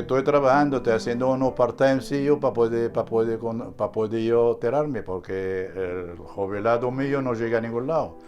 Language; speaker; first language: Spanish; native; Spanish